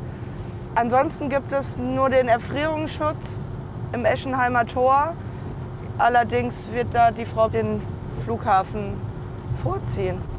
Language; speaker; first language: German; native; German